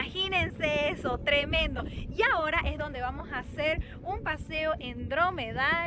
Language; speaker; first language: Spanish; native; Spanish